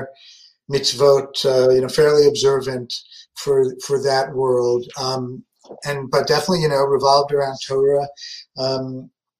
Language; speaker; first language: English; native; English